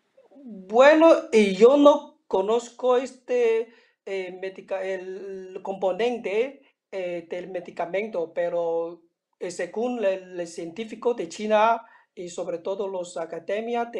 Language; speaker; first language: Spanish; non-native, fluent; Chinese